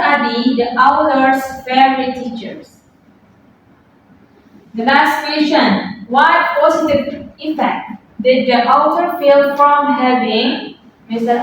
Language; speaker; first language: English; non-native, fluent; Indonesian